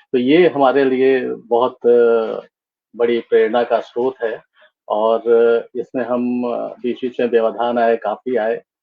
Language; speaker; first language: Hindi; native; Hindi